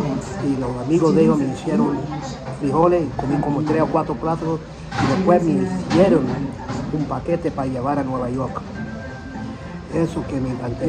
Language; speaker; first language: Spanish; early bilingual, heritage; English